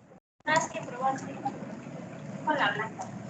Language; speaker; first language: Spanish; native; Spanish